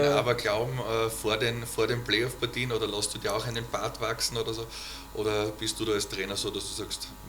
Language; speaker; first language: German; native; German